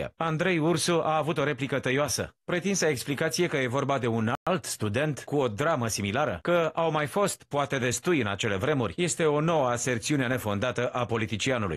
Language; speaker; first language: Romanian; native; Romanian